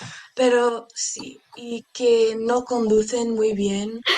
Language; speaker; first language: Spanish; non-native, learner; English